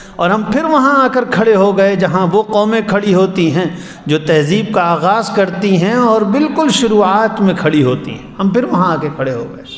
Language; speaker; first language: Urdu; native; Urdu